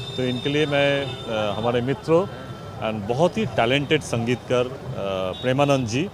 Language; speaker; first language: Hindi; non-native, local second language; Bangla